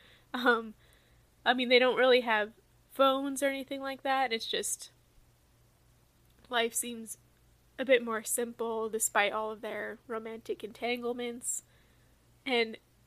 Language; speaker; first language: English; native; English